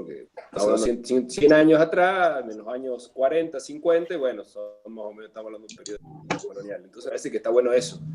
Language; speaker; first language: Spanish; native; Spanish